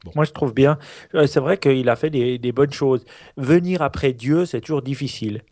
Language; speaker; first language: French; native; French